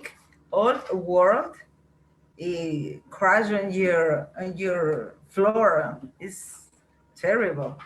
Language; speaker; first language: English; non-native, learner; Spanish